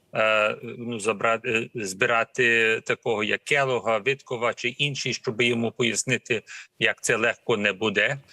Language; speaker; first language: Ukrainian; early bilingual, heritage; Ukrainian